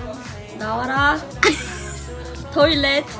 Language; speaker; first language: Korean; non-native, learner; Chinese